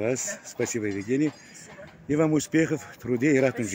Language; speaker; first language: Russian; non-native, local second language; Uzbek